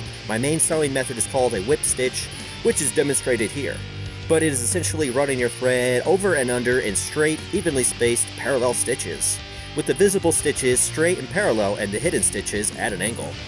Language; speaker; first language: English; native; English